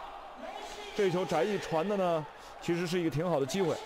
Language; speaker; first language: Chinese; native; Chinese